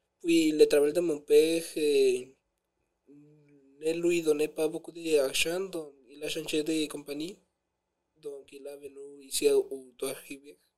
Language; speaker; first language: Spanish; native; Spanish